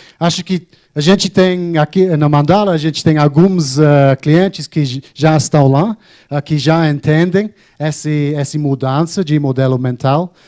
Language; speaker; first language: Portuguese; non-native, fluent; English